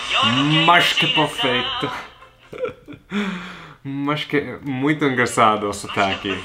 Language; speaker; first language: Portuguese; non-native, fluent; English